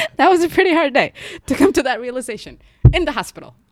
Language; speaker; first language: English; non-native, local second language; Somali